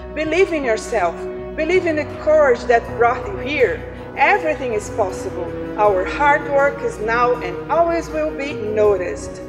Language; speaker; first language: English; non-native, fluent; Portuguese